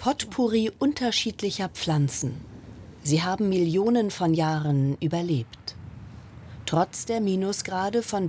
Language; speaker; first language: German; native; German